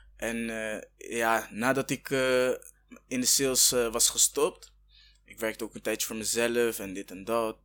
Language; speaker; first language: Dutch; early bilingual, other home language; Kinyarwanda